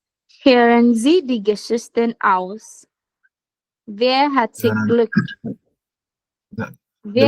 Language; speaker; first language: German; non-native, learner; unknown